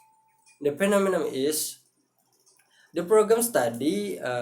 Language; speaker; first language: English; non-native, learner; Indonesian